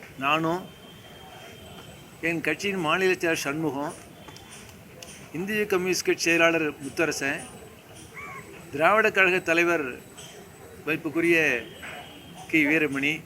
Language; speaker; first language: Tamil; native; Tamil